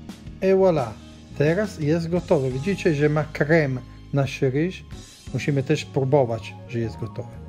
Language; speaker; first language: Polish; non-native, learner; Italian